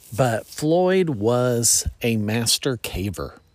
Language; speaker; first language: English; native; English